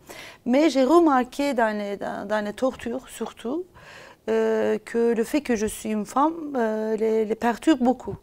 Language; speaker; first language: French; non-native, fluent; Turkish